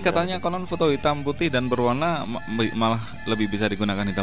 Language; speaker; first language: Indonesian; native; Indonesian